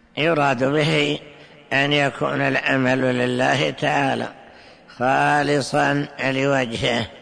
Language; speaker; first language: Arabic; native; Arabic